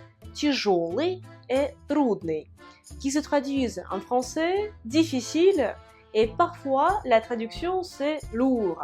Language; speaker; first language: French; non-native, fluent; Russian